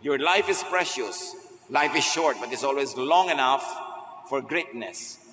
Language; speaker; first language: English; non-native, local second language; Filipino